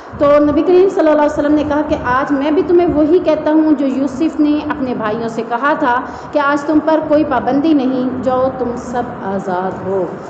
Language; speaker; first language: Urdu; non-native, local second language; Saraiki